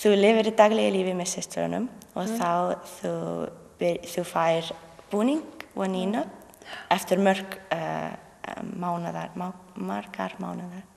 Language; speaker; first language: Icelandic; non-native, learner; English